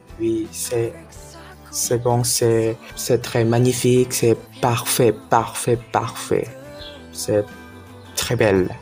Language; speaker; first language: French; non-native, learner; Indonesian